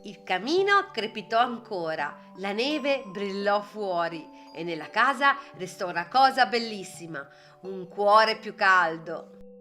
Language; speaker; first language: Italian; native; Italian